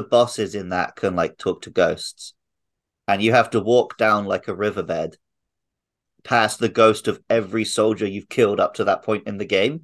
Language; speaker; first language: English; native; English